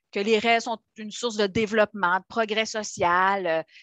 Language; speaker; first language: French; native; French